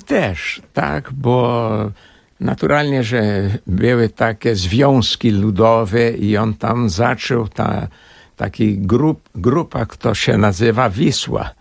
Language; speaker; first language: Polish; early bilingual, heritage; Portuguese